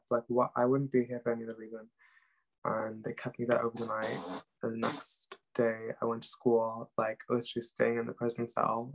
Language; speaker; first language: English; non-native, local second language; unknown